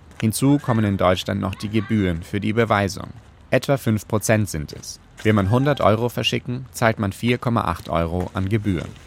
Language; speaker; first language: German; native; German